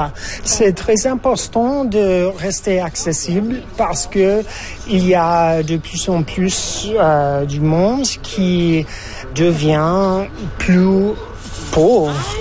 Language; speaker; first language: French; non-native, fluent; English